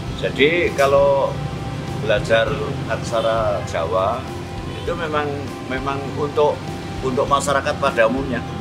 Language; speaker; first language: Indonesian; non-native, local second language; Javanese